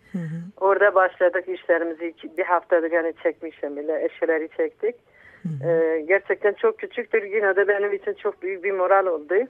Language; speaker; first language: Turkish; non-native, local second language; Kurdish